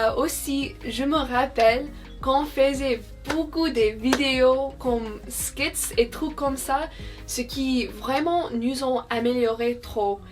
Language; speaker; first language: French; non-native, fluent; English